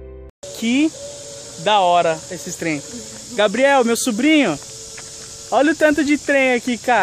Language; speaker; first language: Portuguese; native; Portuguese